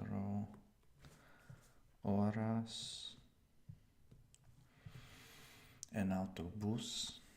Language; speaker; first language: Spanish; non-native, learner; English